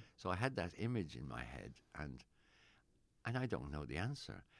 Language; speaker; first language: English; native; English